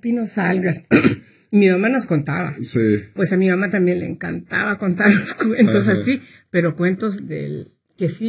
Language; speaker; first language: Spanish; native; Spanish